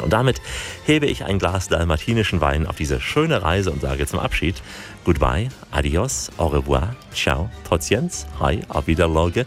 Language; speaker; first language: German; native; German